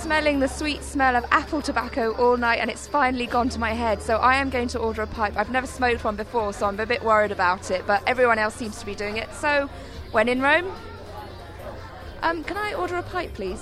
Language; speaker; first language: English; native; English